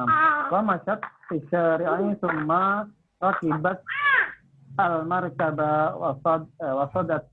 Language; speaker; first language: Arabic; non-native, learner; Indonesian